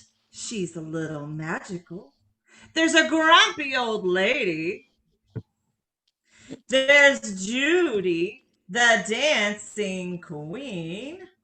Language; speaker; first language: English; native; English